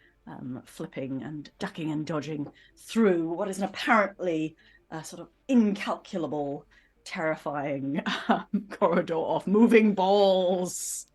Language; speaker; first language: English; native; English